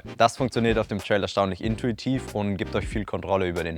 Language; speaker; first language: German; native; German